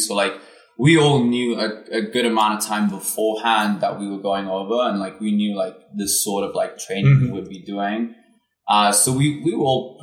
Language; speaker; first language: English; non-native, local second language; Afrikaans